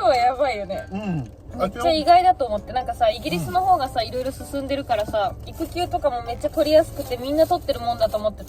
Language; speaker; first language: Japanese; native; Japanese